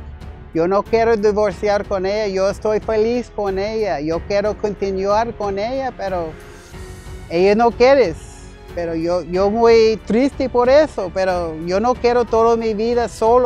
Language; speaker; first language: Spanish; non-native, learner; English